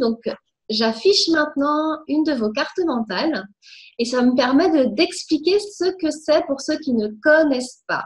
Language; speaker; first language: French; native; French